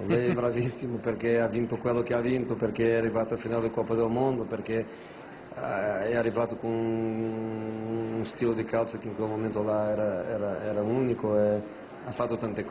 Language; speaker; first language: Italian; non-native, fluent; Portuguese